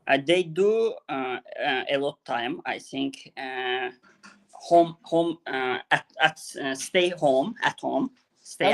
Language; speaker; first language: English; non-native, learner; Azerbaijani